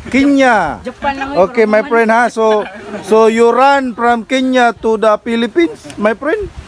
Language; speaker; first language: English; non-native, learner; Cebuano